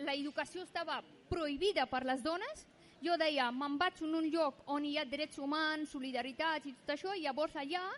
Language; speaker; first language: Catalan; non-native, fluent; Persian